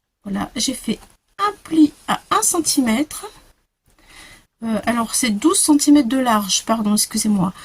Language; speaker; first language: French; native; French